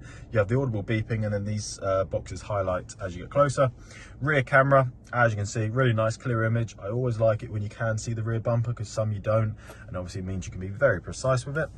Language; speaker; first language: English; native; English